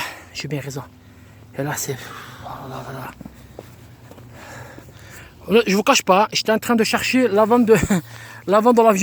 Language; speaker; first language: French; native; French